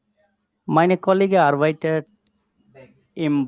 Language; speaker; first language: German; non-native, learner; Bangla